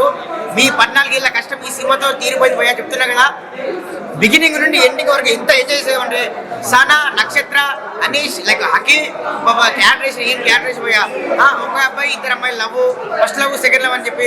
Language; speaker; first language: Telugu; native; Telugu